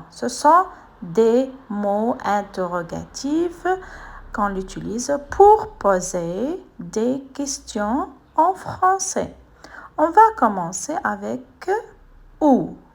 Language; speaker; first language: French; non-native, fluent; Arabic